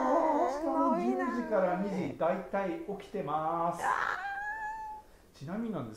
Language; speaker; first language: Japanese; native; Japanese